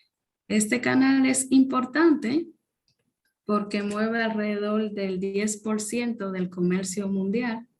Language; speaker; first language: Spanish; native; Spanish